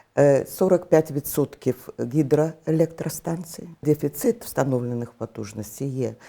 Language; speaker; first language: Ukrainian; native; Ukrainian